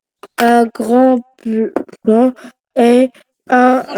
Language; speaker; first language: French; non-native, local second language; Arabic